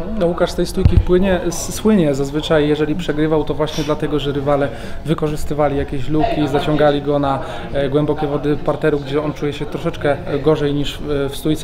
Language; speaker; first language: Polish; native; Polish